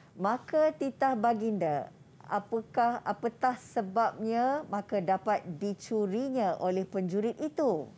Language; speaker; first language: Malay; native; Malay